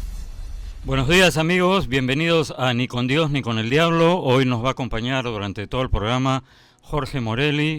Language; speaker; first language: Spanish; native; Spanish